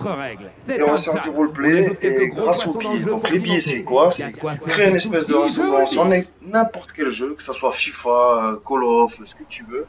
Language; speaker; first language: French; native; French